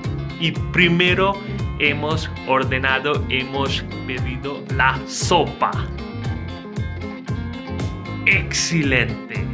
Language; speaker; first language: Spanish; non-native, fluent; Hindi